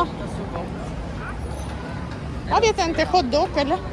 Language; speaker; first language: Swedish; non-native, learner; Russian